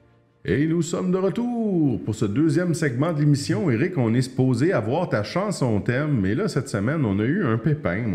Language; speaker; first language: French; native; French